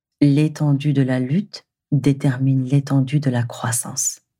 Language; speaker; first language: French; native; French